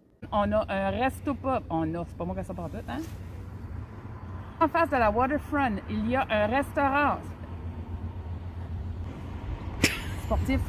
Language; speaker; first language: French; native; French